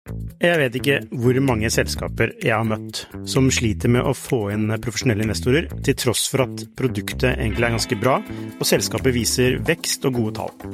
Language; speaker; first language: Norwegian; native; Norwegian